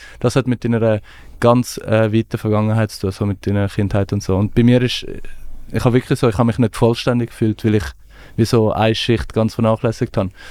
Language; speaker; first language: German; early bilingual, other home language; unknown